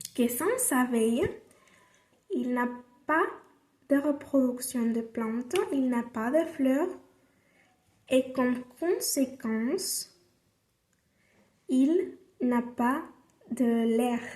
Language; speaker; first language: French; non-native, learner; Spanish